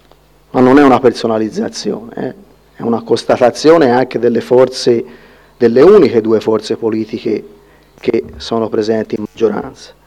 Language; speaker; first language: Italian; native; Italian